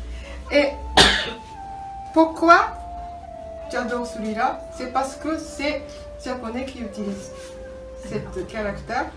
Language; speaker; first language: French; non-native, learner; Japanese